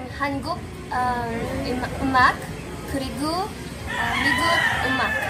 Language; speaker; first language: Korean; non-native, learner; Cebuano